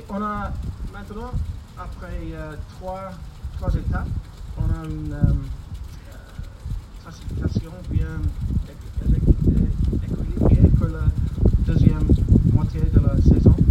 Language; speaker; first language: French; non-native, fluent; English